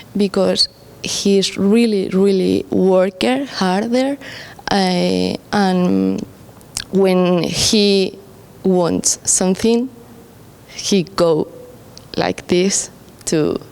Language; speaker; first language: English; non-native, learner; Spanish